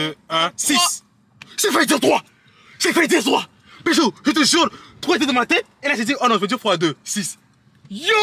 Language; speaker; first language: French; native; French